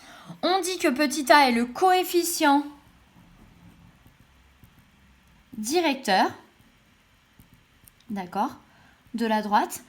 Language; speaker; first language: French; native; French